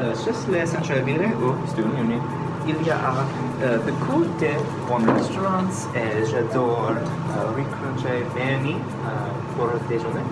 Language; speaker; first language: French; non-native, learner; English